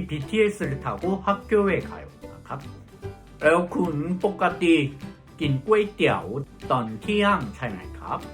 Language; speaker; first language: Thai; non-native, fluent; Korean